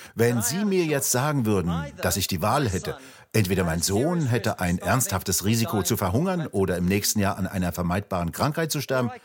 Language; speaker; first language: German; non-native, fluent; Russian